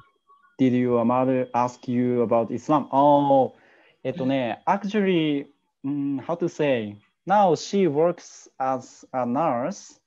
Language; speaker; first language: English; non-native, learner; Japanese